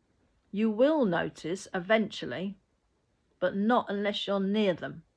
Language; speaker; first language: English; native; English